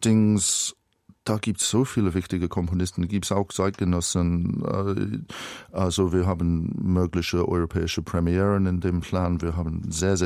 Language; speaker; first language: German; non-native, fluent; English